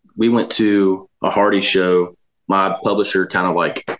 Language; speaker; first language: English; native; English